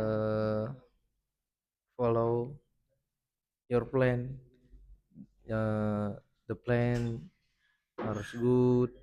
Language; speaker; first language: English; non-native, learner; Indonesian